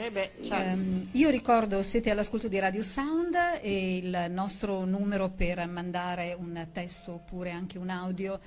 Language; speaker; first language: Italian; native; Italian